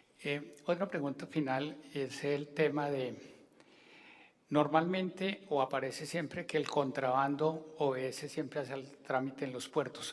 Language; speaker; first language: Spanish; native; Spanish